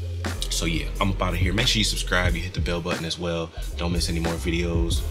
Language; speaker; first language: English; native; English